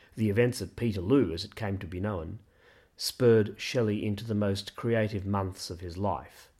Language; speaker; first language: English; native; English